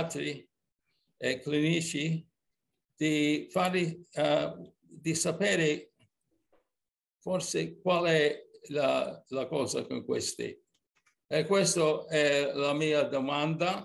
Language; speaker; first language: Italian; early bilingual, heritage; English